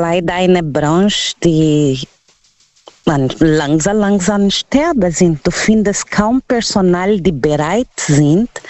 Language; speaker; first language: German; non-native, learner; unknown